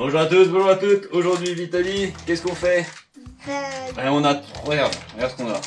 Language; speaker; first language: French; native; French